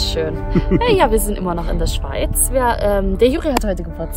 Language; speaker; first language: German; native; German